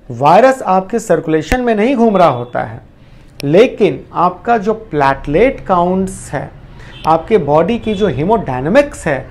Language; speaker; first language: Hindi; native; Hindi